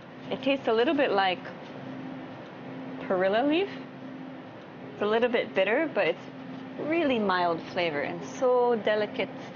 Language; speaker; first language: English; native; English